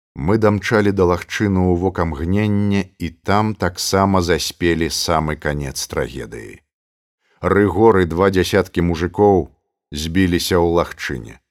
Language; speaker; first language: Belarusian; native; Belarusian